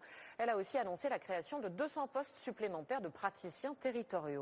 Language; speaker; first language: French; native; French